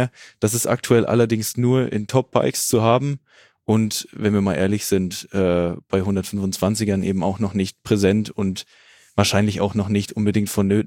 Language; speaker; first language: German; native; German